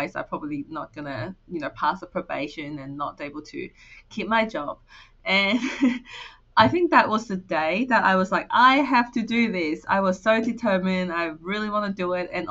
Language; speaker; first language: English; non-native, local second language; Cantonese